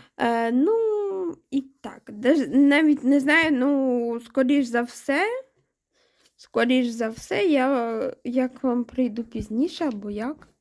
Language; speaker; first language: Ukrainian; non-native, local second language; Russian